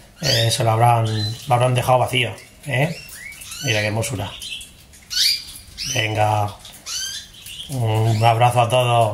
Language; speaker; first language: Spanish; native; Spanish